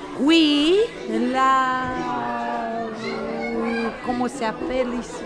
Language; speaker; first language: French; non-native, learner; Romanian